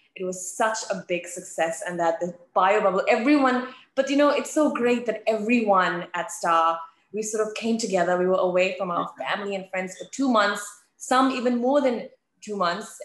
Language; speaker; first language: English; native; English